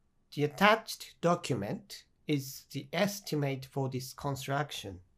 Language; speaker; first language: English; non-native, fluent; Japanese